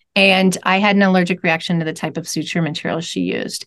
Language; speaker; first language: English; native; English